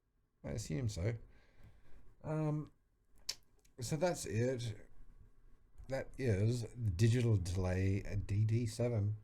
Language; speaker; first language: English; native; English